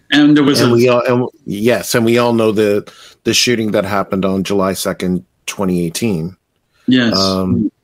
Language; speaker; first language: English; native; English